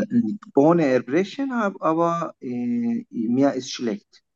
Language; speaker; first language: German; non-native, learner; Turkish